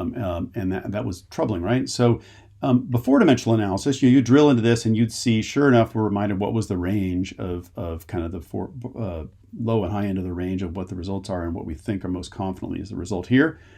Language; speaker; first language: English; native; English